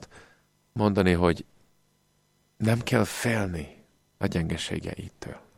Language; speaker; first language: Hungarian; non-native, fluent; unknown